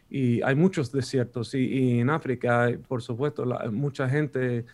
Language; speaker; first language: Spanish; non-native, fluent; Swedish